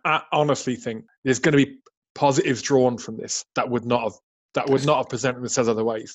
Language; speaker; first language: English; native; English